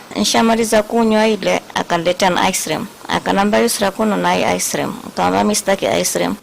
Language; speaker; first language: Swahili; native; Swahili